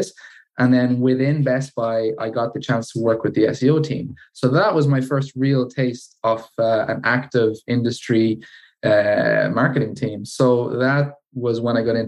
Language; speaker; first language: English; native; English